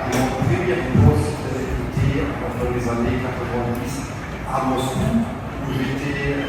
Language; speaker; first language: French; non-native, fluent; German